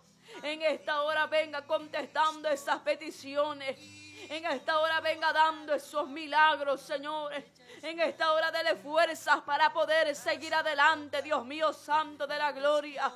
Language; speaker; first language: Spanish; native; Spanish